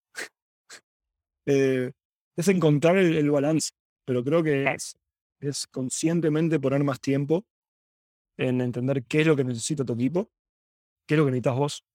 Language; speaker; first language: Spanish; native; Spanish